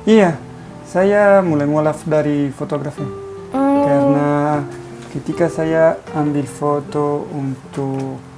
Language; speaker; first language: Indonesian; non-native, learner; Italian